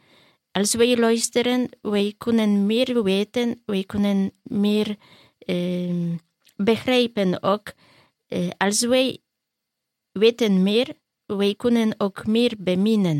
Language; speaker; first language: Dutch; non-native, learner; Polish